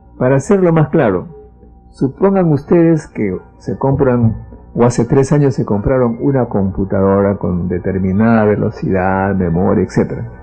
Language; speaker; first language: Spanish; native; Spanish